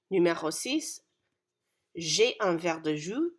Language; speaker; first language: French; non-native, fluent; English